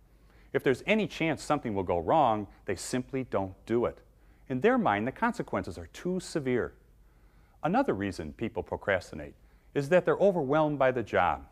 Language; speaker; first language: English; native; English